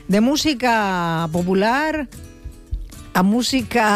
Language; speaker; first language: Spanish; native; Spanish